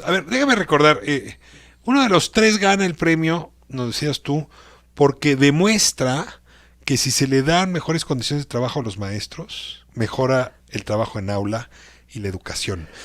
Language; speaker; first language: Spanish; native; Spanish